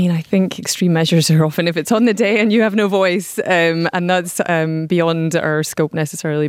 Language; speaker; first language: English; native; English